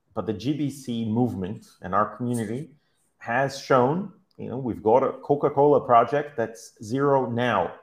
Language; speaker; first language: English; non-native, fluent; Portuguese